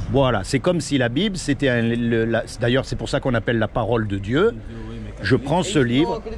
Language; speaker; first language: French; native; French